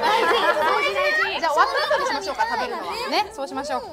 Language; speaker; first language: Japanese; native; Japanese